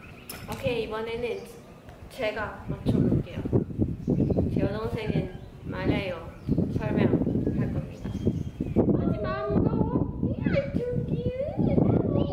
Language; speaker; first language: Korean; non-native, learner; Malay